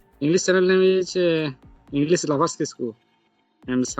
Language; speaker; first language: English; non-native, learner; Santali